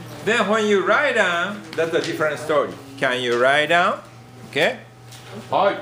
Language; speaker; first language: English; non-native, learner; Japanese